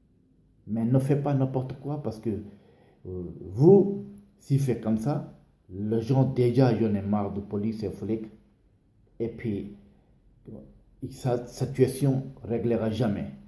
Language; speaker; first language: French; non-native, learner; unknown